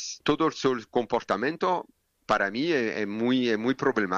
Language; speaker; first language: Spanish; non-native, learner; French